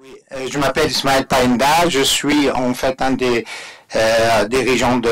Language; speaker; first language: French; non-native, fluent; Persian